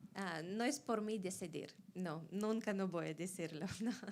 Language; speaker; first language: Spanish; non-native, fluent; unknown